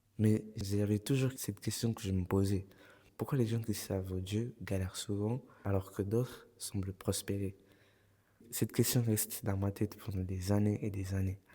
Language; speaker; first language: French; early bilingual, other home language; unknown